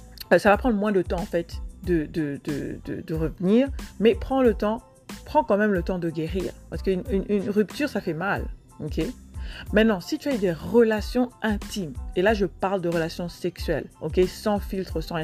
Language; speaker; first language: French; native; French